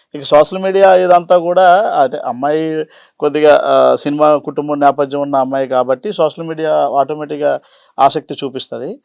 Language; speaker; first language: Telugu; native; Telugu